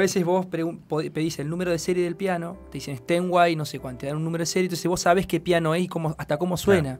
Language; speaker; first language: Spanish; native; Spanish